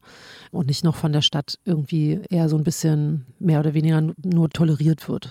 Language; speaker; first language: German; native; German